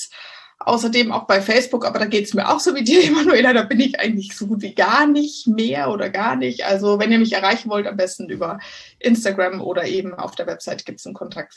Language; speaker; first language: German; native; German